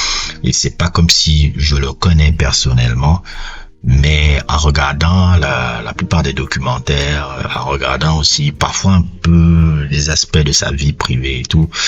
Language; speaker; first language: French; native; French